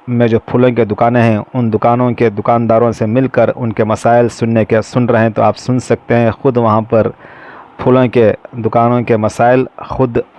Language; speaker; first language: Urdu; native; Urdu